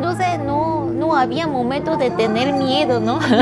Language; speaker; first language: Spanish; non-native, learner; Korean